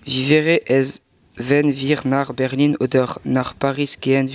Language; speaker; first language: German; non-native, learner; French